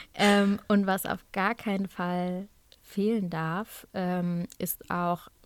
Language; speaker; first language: German; native; German